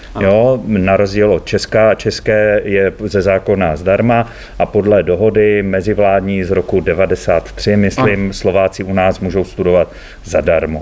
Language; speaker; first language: Czech; native; Czech